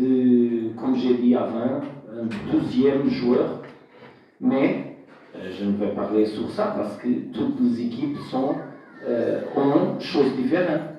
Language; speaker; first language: French; non-native, fluent; Portuguese